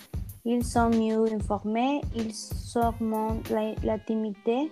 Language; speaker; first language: French; non-native, learner; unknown